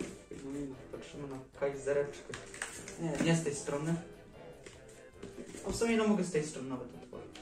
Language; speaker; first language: Polish; native; Polish